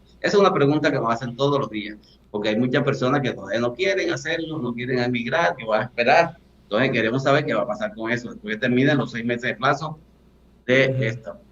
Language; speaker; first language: Spanish; native; Spanish